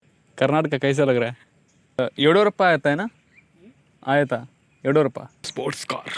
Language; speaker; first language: Hindi; non-native, local second language; Kannada